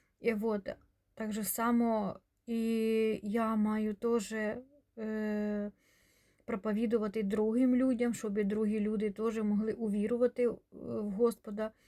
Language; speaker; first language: Ukrainian; non-native, local second language; Russian